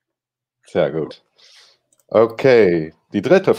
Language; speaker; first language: German; non-native, fluent; English